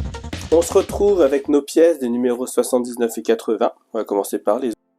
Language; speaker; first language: French; native; French